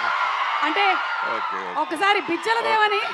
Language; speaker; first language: Telugu; native; Telugu